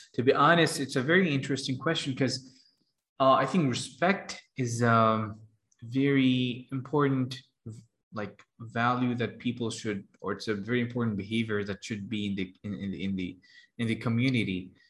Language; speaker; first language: English; non-native, fluent; Arabic